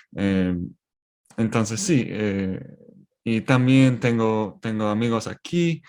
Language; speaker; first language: Spanish; non-native, learner; English